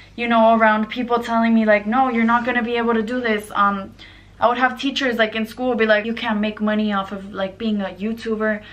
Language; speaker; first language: English; native; English